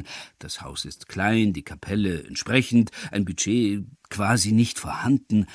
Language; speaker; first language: German; native; German